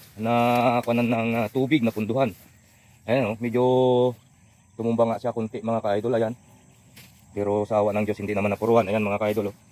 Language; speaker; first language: Filipino; non-native, local second language; Iloko